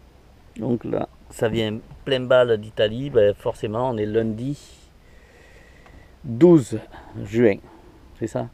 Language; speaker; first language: French; native; French